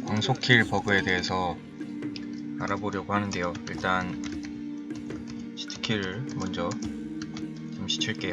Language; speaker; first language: Korean; native; Korean